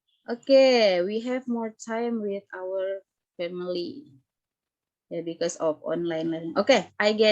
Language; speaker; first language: English; non-native, fluent; Indonesian